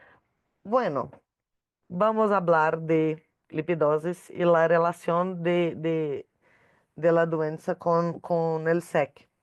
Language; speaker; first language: Spanish; non-native, learner; Portuguese